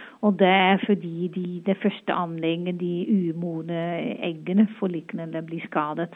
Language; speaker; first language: Norwegian; non-native, fluent; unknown